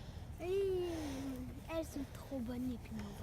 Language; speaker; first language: French; native; French